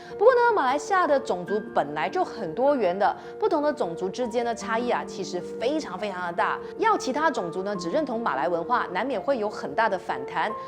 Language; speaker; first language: Chinese; native; Chinese